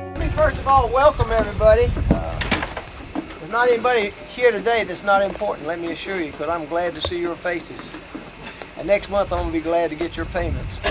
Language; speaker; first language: English; native; English